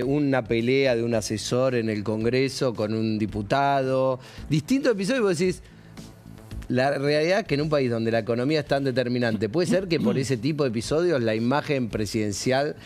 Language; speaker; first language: Spanish; native; Spanish